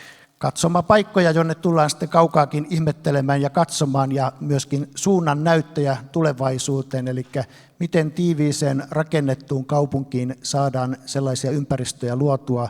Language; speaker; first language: Finnish; native; Finnish